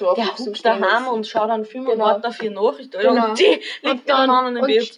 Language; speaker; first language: German; native; German